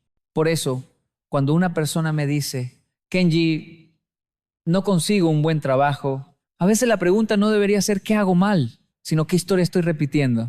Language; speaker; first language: Spanish; native; Spanish